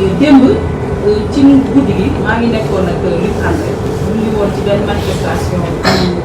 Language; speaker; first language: Wolof; non-native, local second language; Fula